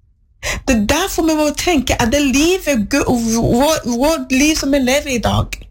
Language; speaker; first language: Norwegian; non-native, learner; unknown